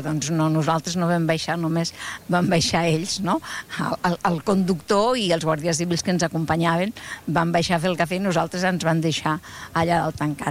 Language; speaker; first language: Catalan; native; Catalan